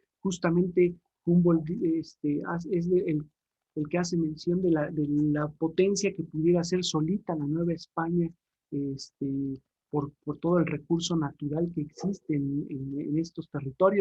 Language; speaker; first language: Spanish; native; Spanish